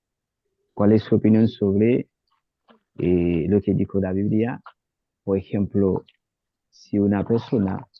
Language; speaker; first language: Spanish; non-native, learner; Haitian Creole